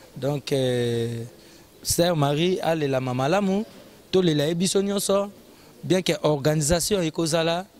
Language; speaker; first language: Lingala; native; Lingala